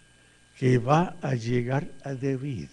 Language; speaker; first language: Spanish; non-native, fluent; English